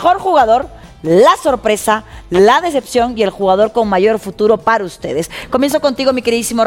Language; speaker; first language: Spanish; native; Spanish